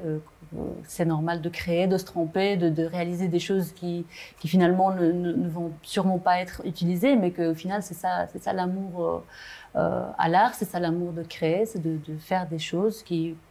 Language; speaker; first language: French; non-native, local second language; Arabic